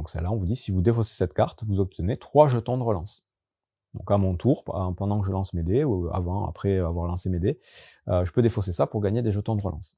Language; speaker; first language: French; native; French